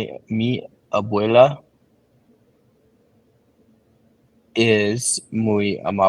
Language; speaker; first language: Spanish; non-native, learner; English